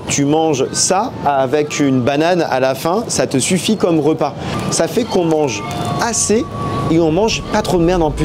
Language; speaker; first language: French; native; French